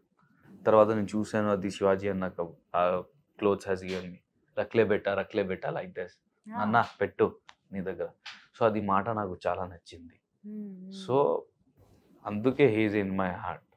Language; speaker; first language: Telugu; non-native, local second language; Hindi